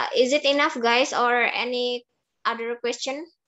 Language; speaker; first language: English; non-native, learner; Indonesian